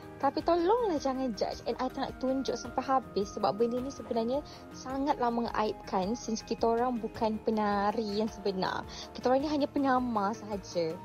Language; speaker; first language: Malay; native; Malay